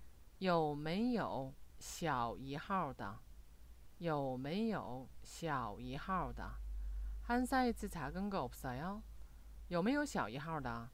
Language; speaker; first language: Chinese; non-native, fluent; Korean